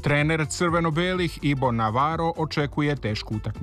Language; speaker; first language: Serbian; native; Serbian